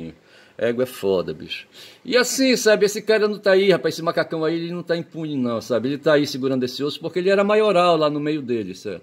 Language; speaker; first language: Portuguese; native; Portuguese